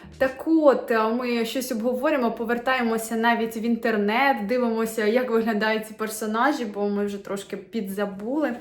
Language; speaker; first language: Ukrainian; native; Ukrainian